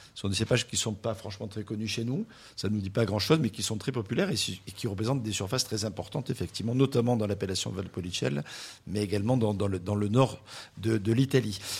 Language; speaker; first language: French; native; French